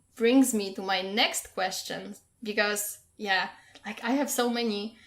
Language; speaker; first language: English; non-native, fluent; Polish